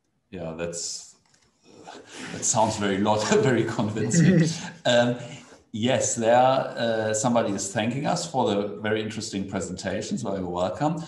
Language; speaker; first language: English; non-native, fluent; German